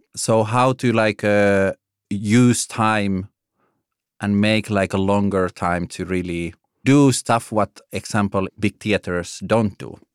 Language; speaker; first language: English; non-native, fluent; Finnish